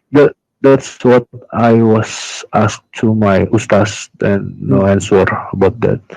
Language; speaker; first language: English; non-native, learner; Indonesian